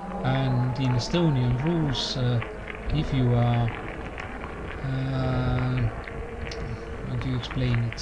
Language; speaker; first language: English; non-native, learner; Estonian